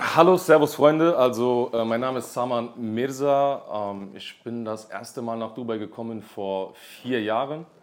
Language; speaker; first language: German; early bilingual, other home language; Kurdish